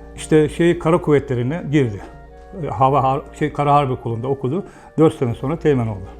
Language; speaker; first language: Turkish; native; Turkish